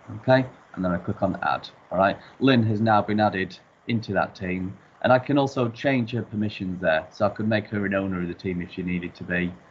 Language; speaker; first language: English; native; English